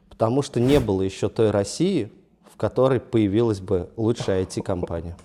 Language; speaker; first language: Russian; native; Russian